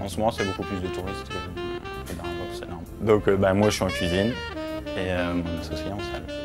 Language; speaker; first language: French; native; French